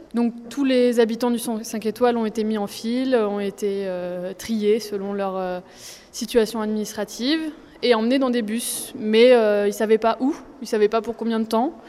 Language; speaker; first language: French; native; French